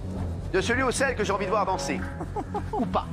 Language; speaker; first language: French; native; French